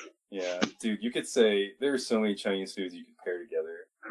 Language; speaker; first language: English; early bilingual, other home language; Chinese